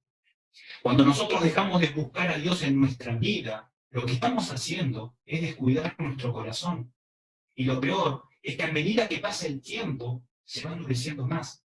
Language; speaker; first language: Spanish; early bilingual, other home language; Korean